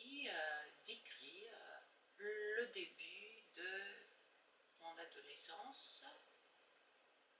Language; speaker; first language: French; non-native, fluent; Bulgarian